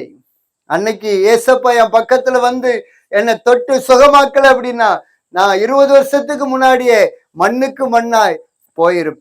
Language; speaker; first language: Tamil; native; Tamil